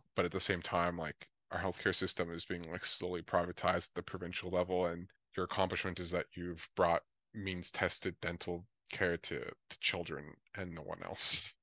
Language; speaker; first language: English; native; English